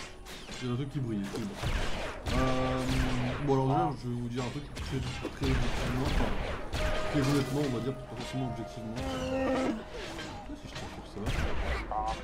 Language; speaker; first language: French; native; French